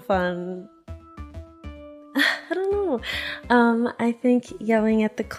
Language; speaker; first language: English; native; English